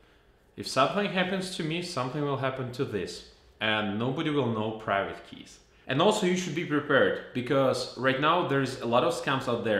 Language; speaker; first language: English; non-native, fluent; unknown